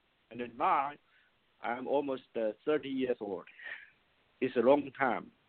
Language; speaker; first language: English; non-native, learner; Chinese